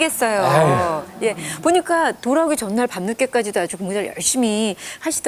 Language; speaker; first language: Korean; native; Korean